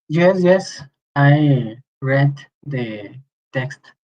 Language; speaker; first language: English; non-native, learner; Spanish